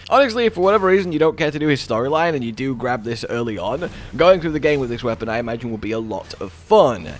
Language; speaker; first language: English; native; English